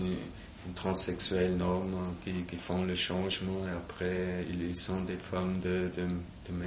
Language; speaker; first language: French; non-native, local second language; German